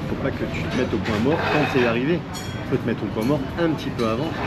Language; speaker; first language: French; native; French